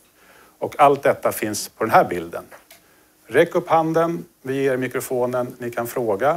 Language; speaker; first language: Swedish; native; Swedish